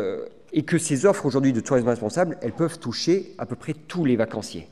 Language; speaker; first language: French; native; French